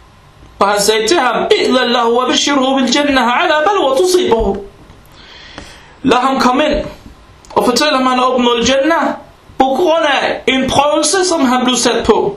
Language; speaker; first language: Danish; early bilingual, other home language; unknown